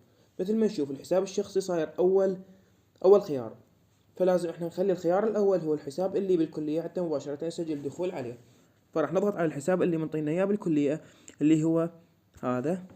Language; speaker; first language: Arabic; native; Arabic